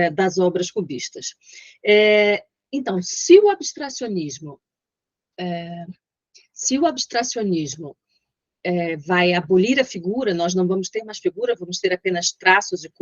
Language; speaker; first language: Portuguese; native; Portuguese